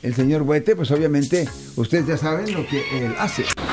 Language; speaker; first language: Spanish; native; Spanish